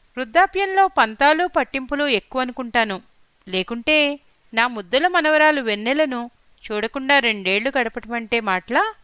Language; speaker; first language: Telugu; native; Telugu